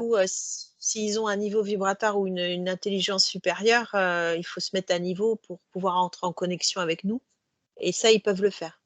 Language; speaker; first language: French; native; French